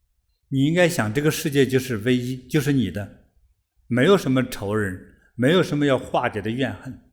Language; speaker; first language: Chinese; native; Chinese